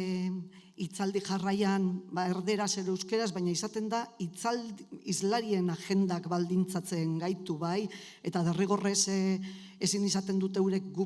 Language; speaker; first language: Basque; native; Basque